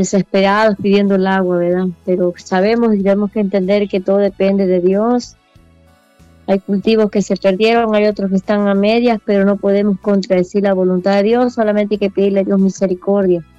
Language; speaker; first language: Spanish; native; Spanish